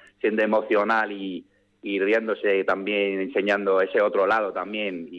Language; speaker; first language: Spanish; early bilingual, other home language; English